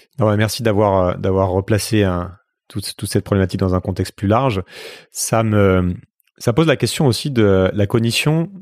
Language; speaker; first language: French; native; French